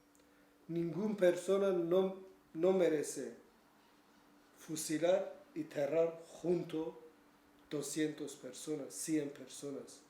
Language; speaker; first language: Spanish; non-native, learner; Kurdish